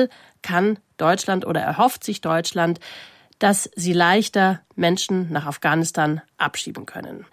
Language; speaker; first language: German; native; German